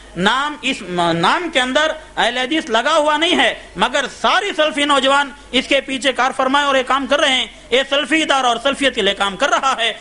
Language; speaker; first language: Urdu; native; Urdu